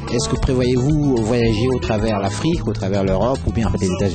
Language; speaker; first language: French; native; French